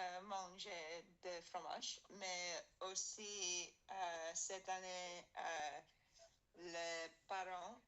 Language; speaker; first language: French; non-native, learner; English